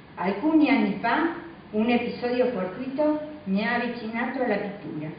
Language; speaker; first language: Italian; early bilingual, heritage; Italian